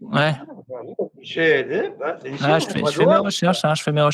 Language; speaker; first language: French; native; French